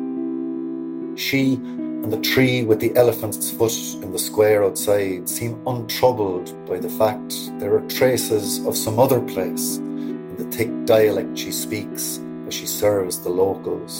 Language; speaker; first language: English; native; English